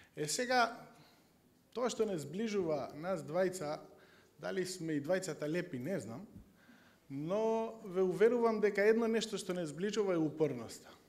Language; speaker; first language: Macedonian; non-native, local second language; Albanian